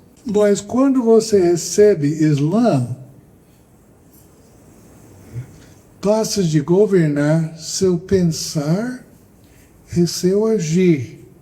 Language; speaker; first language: Portuguese; non-native, fluent; English